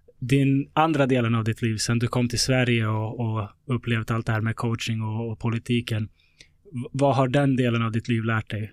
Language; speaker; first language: Swedish; early bilingual, other home language; Bosnian